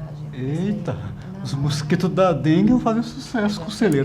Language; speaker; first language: Portuguese; native; Portuguese